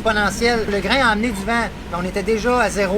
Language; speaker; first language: French; native; French